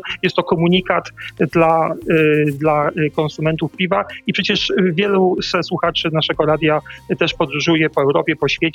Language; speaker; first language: Polish; native; Polish